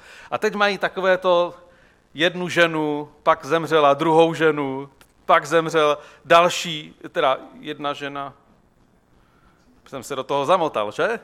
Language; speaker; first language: Czech; native; Czech